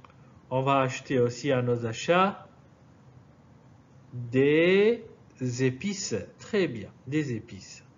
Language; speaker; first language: French; non-native, fluent; Arabic